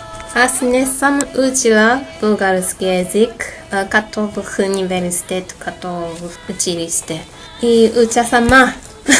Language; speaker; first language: Bulgarian; non-native, learner; Japanese